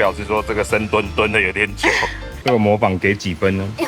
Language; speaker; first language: Chinese; native; Chinese